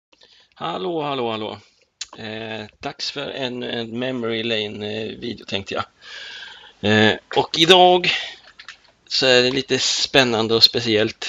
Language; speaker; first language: Swedish; native; Swedish